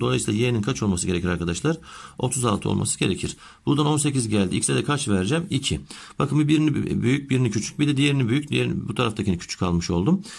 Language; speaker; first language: Turkish; native; Turkish